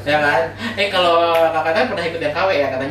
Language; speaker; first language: Indonesian; native; Indonesian